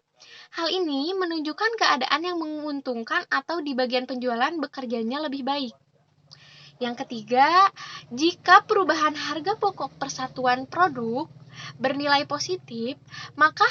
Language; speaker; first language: Indonesian; native; Indonesian